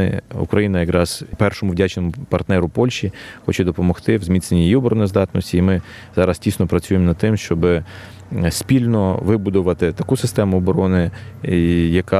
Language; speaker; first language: Ukrainian; native; Ukrainian